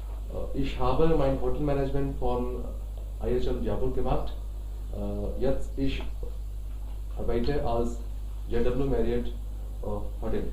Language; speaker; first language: German; non-native, learner; Hindi